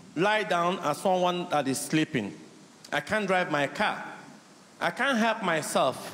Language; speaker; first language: English; non-native, local second language; Igbo